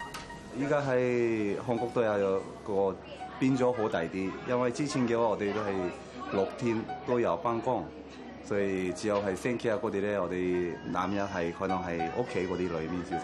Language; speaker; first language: Cantonese; non-native, learner; Korean